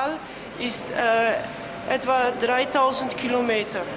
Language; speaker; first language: German; non-native, learner; Dutch